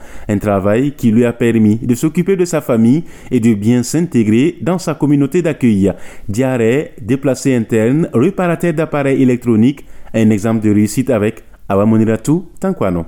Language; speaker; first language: French; non-native, local second language; Mossi